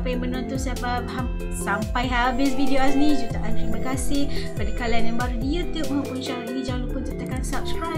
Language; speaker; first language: Malay; native; Malay